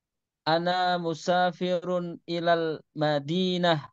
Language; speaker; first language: Arabic; non-native, learner; Indonesian